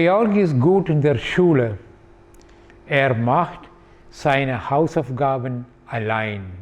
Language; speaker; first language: German; non-native, fluent; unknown